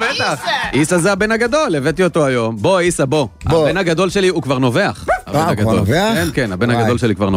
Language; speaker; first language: Hebrew; native; Hebrew